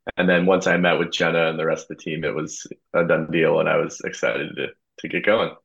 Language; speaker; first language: English; native; English